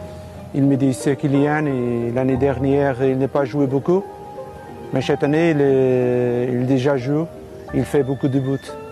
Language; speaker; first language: French; non-native, learner; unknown